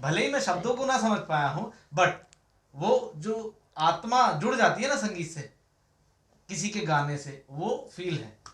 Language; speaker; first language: Hindi; native; Hindi